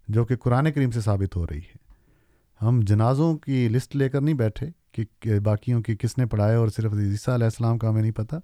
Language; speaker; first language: Urdu; native; Urdu